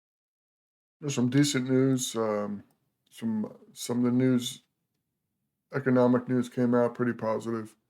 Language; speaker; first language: English; native; English